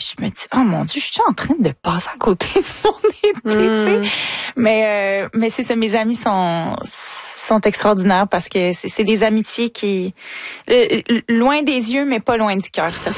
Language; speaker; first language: French; native; French